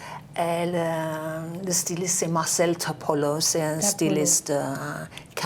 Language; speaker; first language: French; non-native, learner; English